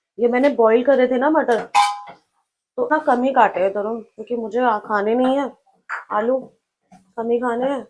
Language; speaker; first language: Hindi; native; Hindi